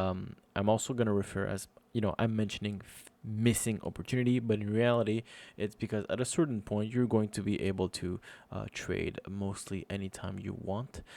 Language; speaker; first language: English; non-native, fluent; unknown